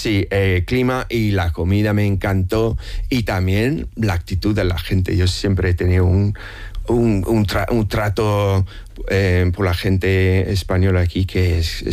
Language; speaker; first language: Spanish; non-native, fluent; English